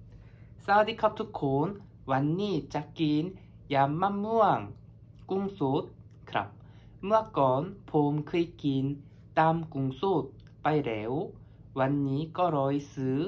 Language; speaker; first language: Thai; non-native, learner; Korean